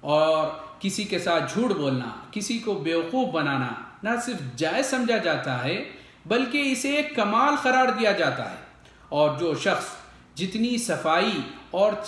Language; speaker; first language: Urdu; native; Urdu